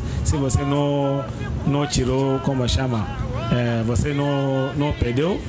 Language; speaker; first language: Portuguese; non-native, learner; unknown